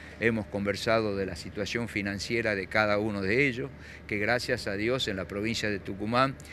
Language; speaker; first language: Spanish; native; Spanish